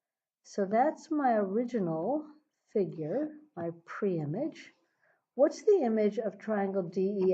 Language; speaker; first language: English; native; English